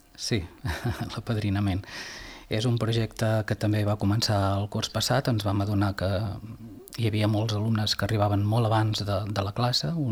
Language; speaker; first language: Catalan; native; Catalan